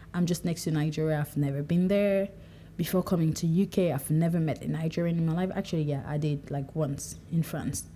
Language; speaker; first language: English; non-native, local second language; French